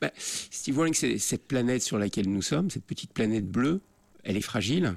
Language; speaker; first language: French; native; French